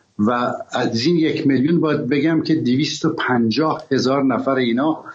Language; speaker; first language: Persian; non-native, local second language; Azerbaijani